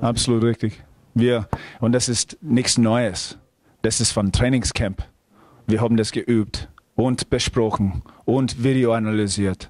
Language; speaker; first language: German; non-native, fluent; English